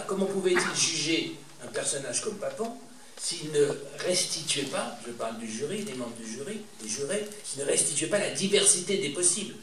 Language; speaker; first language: French; native; French